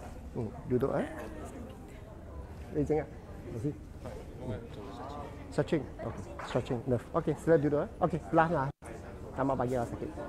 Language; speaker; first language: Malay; non-native, local second language; Cantonese